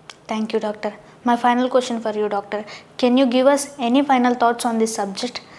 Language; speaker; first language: English; non-native, local second language; Telugu